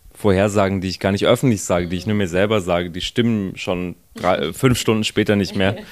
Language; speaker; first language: German; native; German